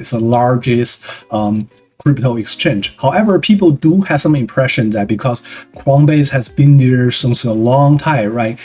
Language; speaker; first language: English; non-native, fluent; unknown